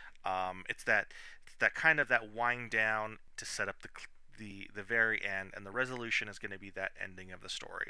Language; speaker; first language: English; native; English